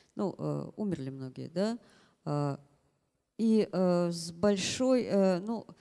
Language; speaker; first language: Russian; native; Russian